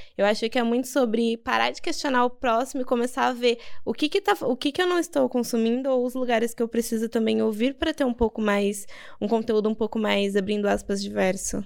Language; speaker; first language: Portuguese; native; Portuguese